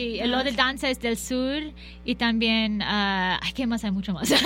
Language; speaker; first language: Spanish; non-native, fluent; Bangla